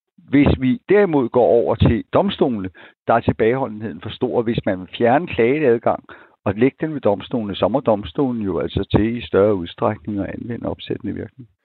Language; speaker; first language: Danish; native; Danish